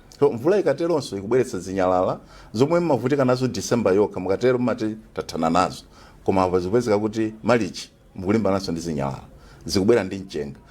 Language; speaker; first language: Nyanja; native; Nyanja